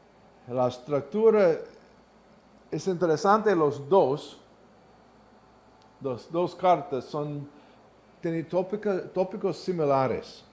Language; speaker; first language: Spanish; non-native, learner; English